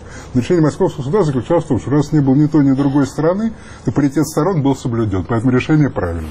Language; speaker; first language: Russian; native; Russian